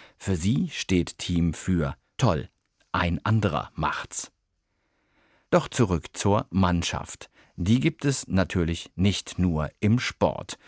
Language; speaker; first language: German; native; German